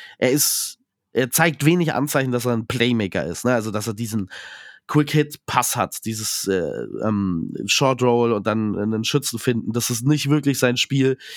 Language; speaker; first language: German; native; German